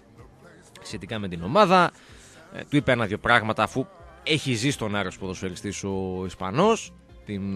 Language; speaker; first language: Greek; native; Greek